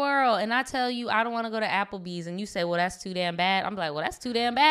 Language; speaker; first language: English; native; English